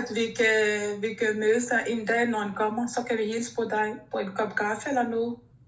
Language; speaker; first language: Danish; non-native, local second language; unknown